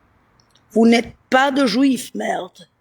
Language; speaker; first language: French; non-native, fluent; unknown